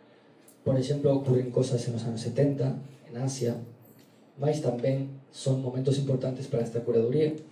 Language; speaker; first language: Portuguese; non-native, learner; Galician